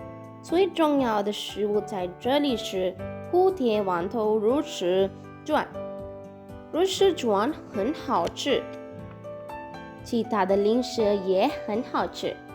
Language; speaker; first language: Chinese; non-native, learner; Sinhala